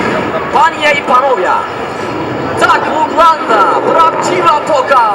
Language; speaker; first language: Polish; non-native, learner; Turkish